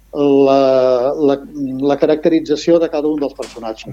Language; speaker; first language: Catalan; non-native, local second language; Spanish